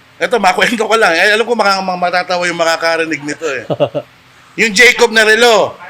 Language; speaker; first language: Filipino; native; Filipino